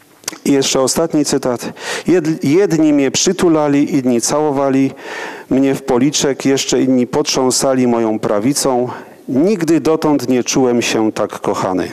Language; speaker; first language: Polish; native; Polish